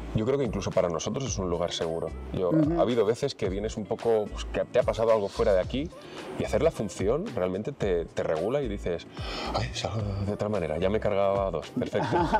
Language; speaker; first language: Spanish; native; Spanish